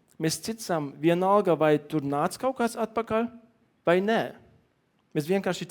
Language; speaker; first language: Latvian; non-native, learner; German